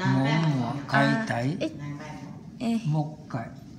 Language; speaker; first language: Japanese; non-native, fluent; Vietnamese